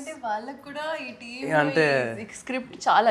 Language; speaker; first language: Telugu; non-native, local second language; Hindi